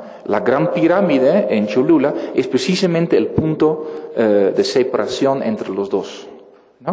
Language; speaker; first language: Spanish; non-native, fluent; Dutch